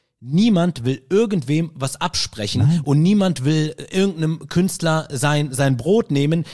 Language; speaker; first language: German; early bilingual, other home language; Arabic